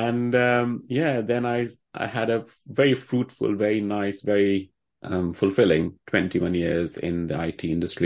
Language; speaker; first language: English; non-native, local second language; Hindi